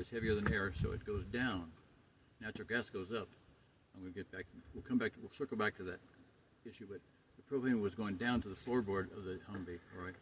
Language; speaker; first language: English; native; English